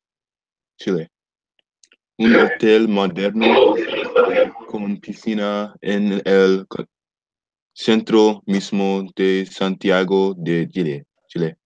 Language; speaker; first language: Spanish; non-native, learner; English